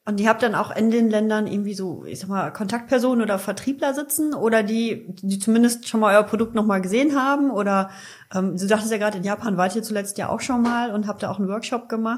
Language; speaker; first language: German; native; German